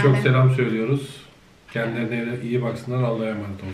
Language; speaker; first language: Turkish; native; Turkish